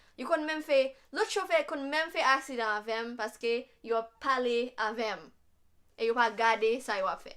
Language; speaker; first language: Haitian Creole; non-native, fluent; English